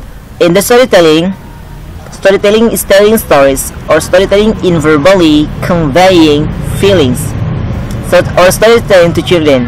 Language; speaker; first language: English; non-native, learner; Indonesian